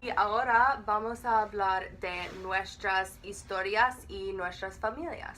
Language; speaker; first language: Spanish; non-native, learner; English